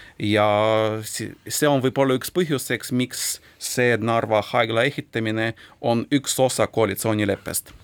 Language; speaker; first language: Estonian; non-native, local second language; Russian